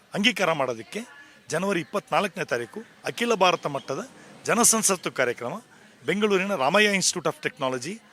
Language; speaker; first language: Kannada; native; Kannada